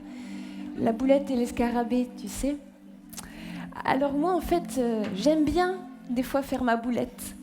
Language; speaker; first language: French; native; French